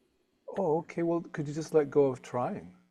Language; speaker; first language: English; native; English